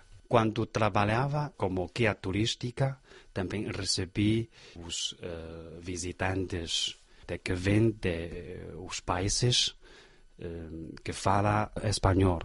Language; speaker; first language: Portuguese; non-native, fluent; Chinese